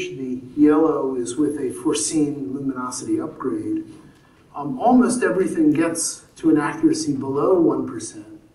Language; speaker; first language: English; native; English